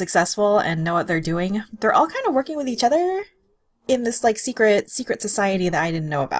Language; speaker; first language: English; native; English